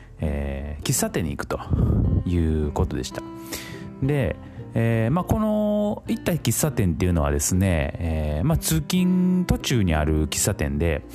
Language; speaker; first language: Japanese; native; Japanese